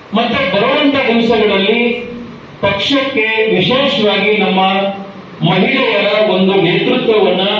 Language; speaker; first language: Kannada; native; Kannada